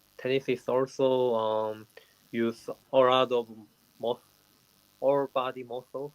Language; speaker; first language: English; non-native, learner; Korean